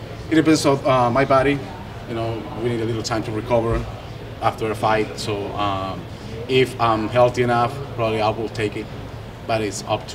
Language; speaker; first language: English; non-native, fluent; Spanish